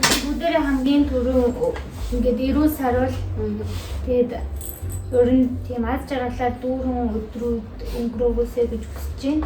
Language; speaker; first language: Mongolian; early bilingual, heritage; Mongolian